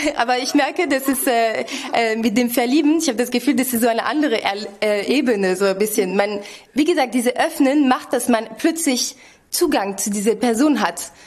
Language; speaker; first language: German; non-native, fluent; French